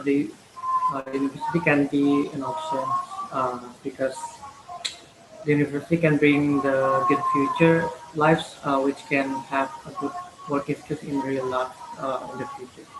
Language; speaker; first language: English; non-native, learner; Malay